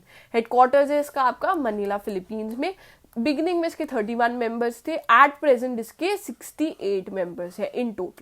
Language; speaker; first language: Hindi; native; Hindi